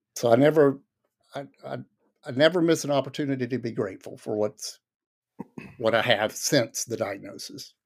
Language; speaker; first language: English; native; English